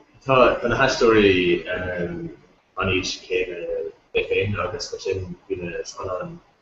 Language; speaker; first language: Irish; non-native, local second language; English